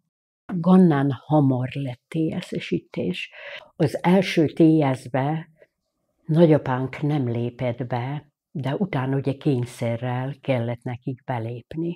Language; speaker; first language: Hungarian; native; Hungarian